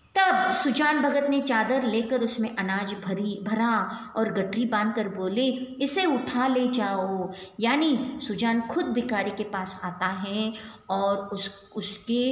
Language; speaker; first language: Hindi; non-native, local second language; Kannada